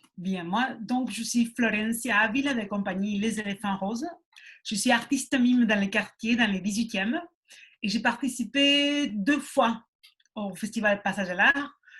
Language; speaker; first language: French; non-native, fluent; Spanish